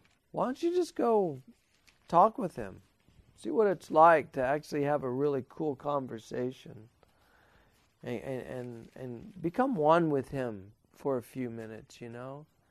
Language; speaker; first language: English; native; English